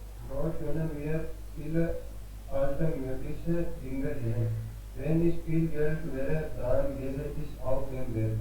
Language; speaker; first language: German; non-native, learner; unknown